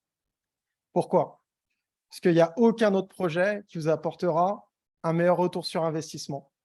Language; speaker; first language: French; native; French